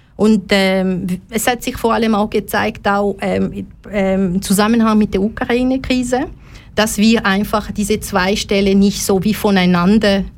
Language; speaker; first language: German; non-native, fluent; Lingala